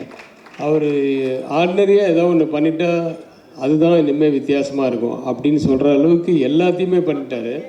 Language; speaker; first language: Tamil; native; Tamil